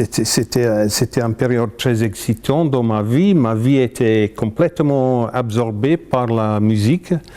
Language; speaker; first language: French; non-native, fluent; English